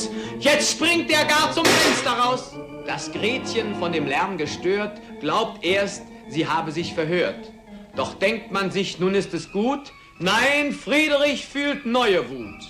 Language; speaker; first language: German; native; German